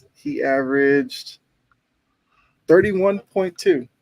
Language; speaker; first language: English; native; English